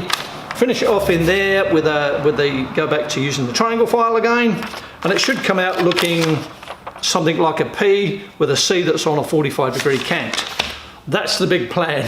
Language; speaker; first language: English; native; English